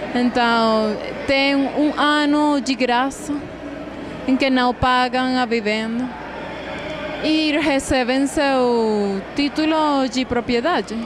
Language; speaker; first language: Portuguese; non-native, fluent; Spanish